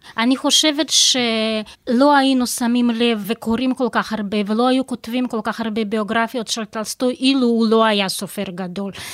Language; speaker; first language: Hebrew; non-native, fluent; Russian